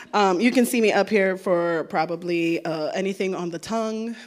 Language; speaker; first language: English; early bilingual, other home language; Spanish